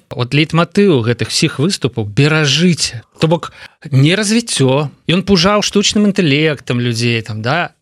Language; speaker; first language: Belarusian; non-native, local second language; Russian